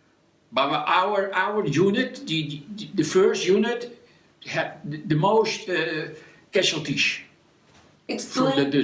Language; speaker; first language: English; non-native, learner; Dutch